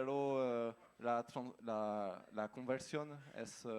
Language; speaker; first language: Spanish; non-native, learner; French